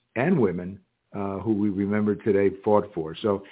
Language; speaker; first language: English; early bilingual, other home language; Spanish